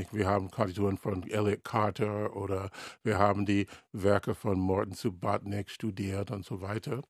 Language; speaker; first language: German; non-native, learner; English